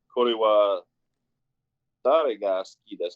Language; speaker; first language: Japanese; non-native, learner; English